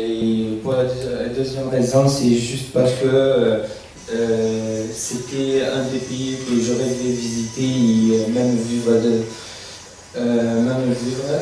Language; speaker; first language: French; non-native, fluent; Arabic